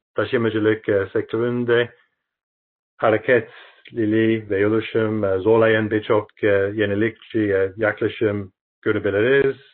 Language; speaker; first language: Turkish; non-native, fluent; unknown